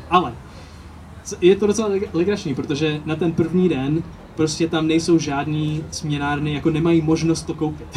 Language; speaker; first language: Czech; early bilingual, heritage; Czech